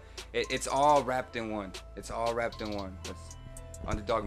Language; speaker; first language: English; native; English